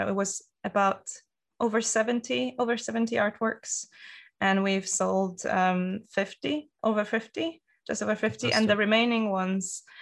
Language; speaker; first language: English; non-native, fluent; Polish